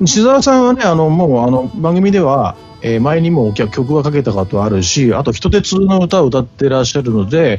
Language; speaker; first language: Japanese; native; Japanese